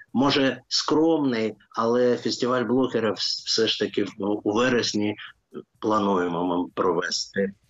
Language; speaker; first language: Ukrainian; non-native, local second language; Russian